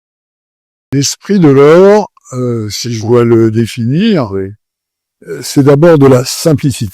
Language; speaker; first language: French; native; French